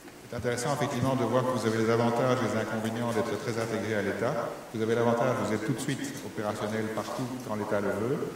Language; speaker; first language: French; native; French